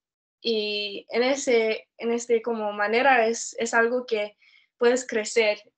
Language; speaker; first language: Spanish; early bilingual, heritage; Spanish